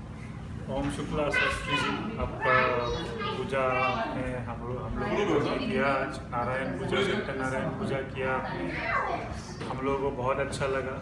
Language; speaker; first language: Hindi; native; Hindi